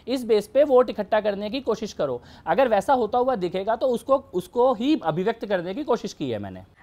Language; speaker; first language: Hindi; native; Hindi